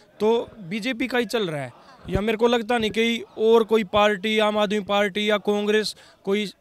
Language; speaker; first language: Hindi; native; Hindi